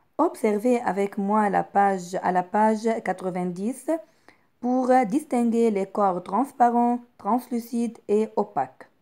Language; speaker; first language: French; non-native, local second language; Arabic